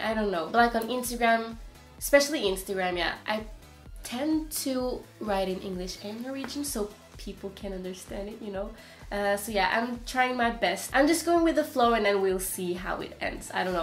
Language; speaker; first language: English; non-native, fluent; Portuguese